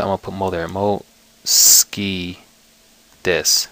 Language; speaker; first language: English; native; English